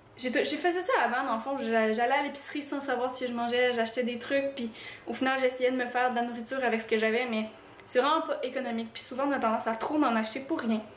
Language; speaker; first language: French; native; French